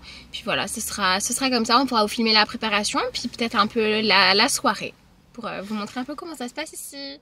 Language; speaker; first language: French; native; French